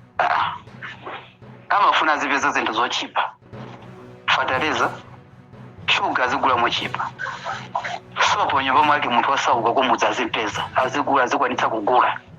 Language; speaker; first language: Nyanja; native; Nyanja